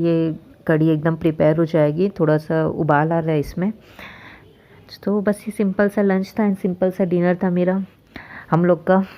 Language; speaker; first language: Hindi; native; Hindi